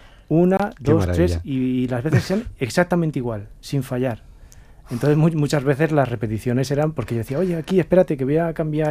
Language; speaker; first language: Spanish; native; Spanish